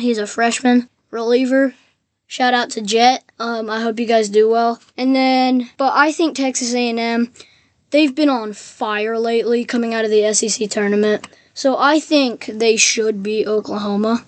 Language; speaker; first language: English; native; English